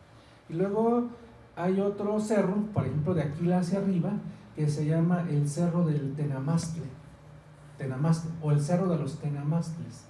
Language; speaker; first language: Spanish; native; Spanish